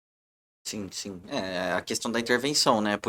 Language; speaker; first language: Portuguese; native; Portuguese